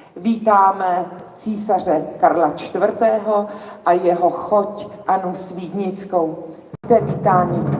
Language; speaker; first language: Czech; native; Czech